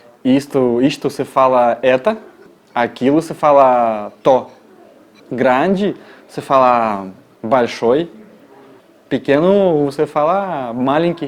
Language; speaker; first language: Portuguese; non-native, fluent; Russian